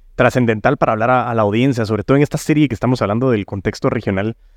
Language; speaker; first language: Spanish; native; Spanish